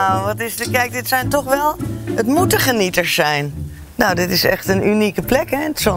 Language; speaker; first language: Dutch; native; Dutch